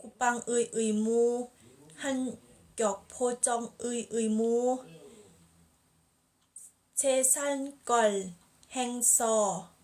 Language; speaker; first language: Korean; non-native, learner; Thai